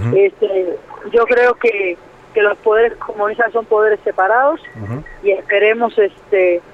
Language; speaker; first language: Spanish; native; Spanish